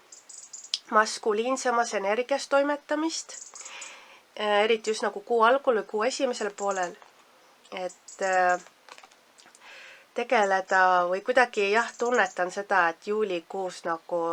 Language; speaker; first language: Estonian; native; Estonian